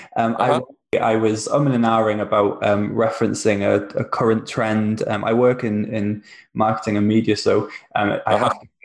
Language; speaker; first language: English; native; English